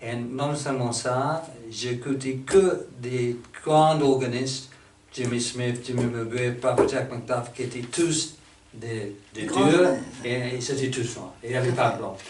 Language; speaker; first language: French; non-native, fluent; English